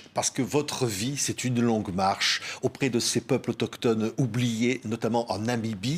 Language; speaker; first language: French; native; French